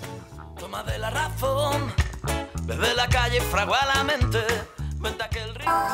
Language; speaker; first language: Spanish; native; Spanish